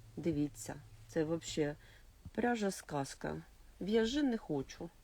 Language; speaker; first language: Ukrainian; non-native, local second language; Russian